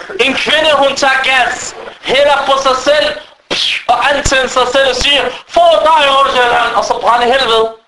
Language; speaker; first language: Danish; non-native, fluent; Arabic